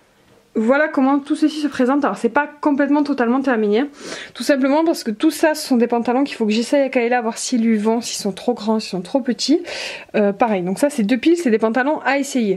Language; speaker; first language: French; native; French